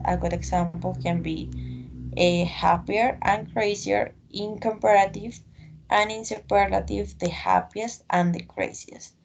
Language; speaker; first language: English; non-native, learner; Spanish